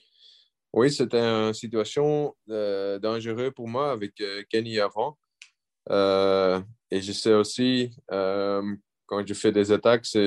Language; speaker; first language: French; non-native, local second language; Dutch